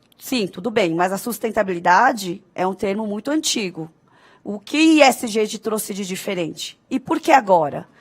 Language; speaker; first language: Portuguese; early bilingual, other home language; Korean